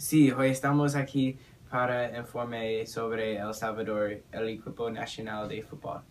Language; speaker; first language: Spanish; non-native, learner; English